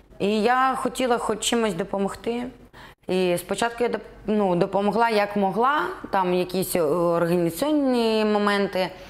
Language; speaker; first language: Ukrainian; non-native, local second language; Russian